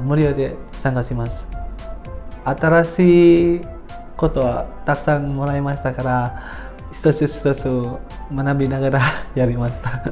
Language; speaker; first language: Japanese; non-native, fluent; Indonesian